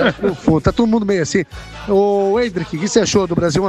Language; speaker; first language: Portuguese; native; Portuguese